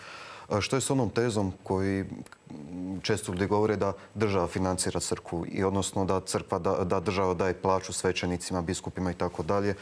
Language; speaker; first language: Croatian; native; Croatian